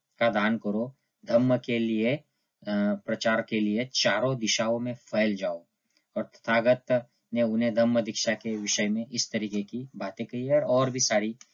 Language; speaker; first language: Hindi; non-native, local second language; Marathi